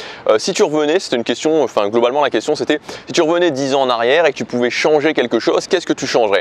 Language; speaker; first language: French; native; French